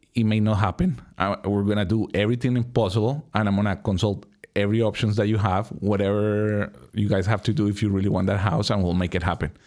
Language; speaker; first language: English; non-native, fluent; Spanish